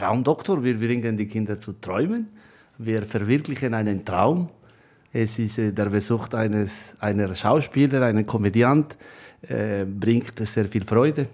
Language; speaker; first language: German; non-native, fluent; Spanish